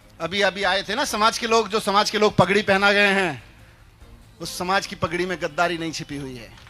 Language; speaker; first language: Hindi; native; Hindi